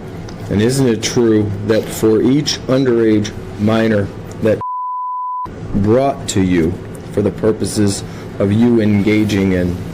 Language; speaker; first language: English; native; English